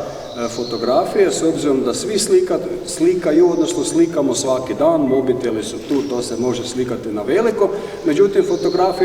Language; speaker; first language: Croatian; native; Croatian